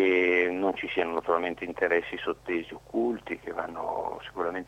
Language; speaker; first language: Italian; native; Italian